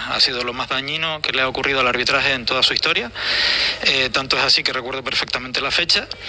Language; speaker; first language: Spanish; native; Spanish